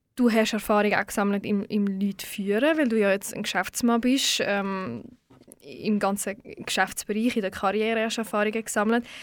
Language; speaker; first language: German; early bilingual, other home language; Swiss German